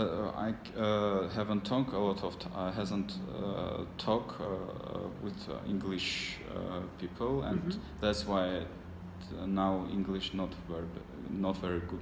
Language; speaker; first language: English; non-native, learner; Armenian